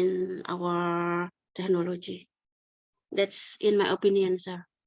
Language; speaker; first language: English; non-native, learner; Indonesian